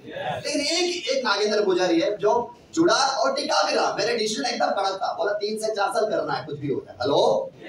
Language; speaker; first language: Hindi; non-native, local second language; Kannada